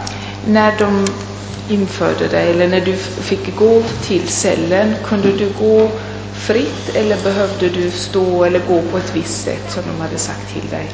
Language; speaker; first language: Swedish; non-native, fluent; Italian